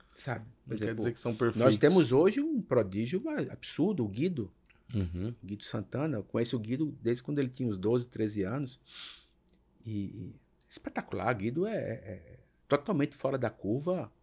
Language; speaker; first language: Portuguese; native; Portuguese